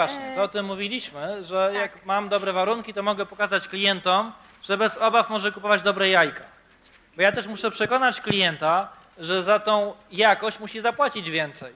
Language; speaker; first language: Polish; native; Polish